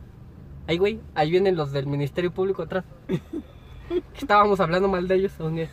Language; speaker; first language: Spanish; native; Spanish